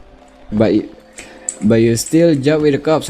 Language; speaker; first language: English; non-native, learner; Indonesian